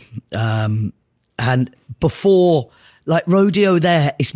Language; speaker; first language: English; native; English